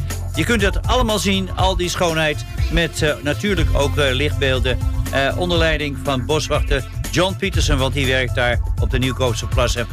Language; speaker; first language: Dutch; native; Dutch